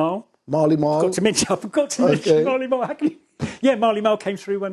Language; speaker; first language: English; native; English